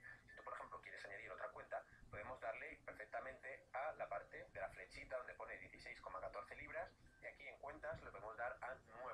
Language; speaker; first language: Spanish; native; Spanish